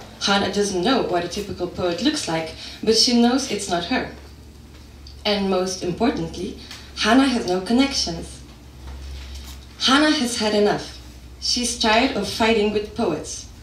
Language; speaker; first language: English; non-native, fluent; Slovenian